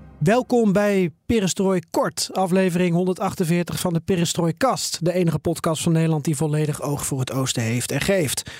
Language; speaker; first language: Dutch; native; Dutch